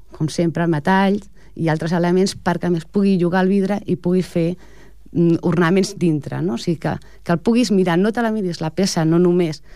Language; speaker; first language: Catalan; native; Catalan